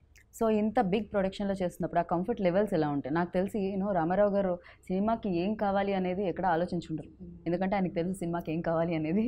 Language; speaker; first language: Telugu; native; Telugu